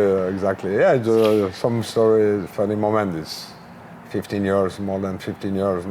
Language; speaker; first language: English; non-native, learner; French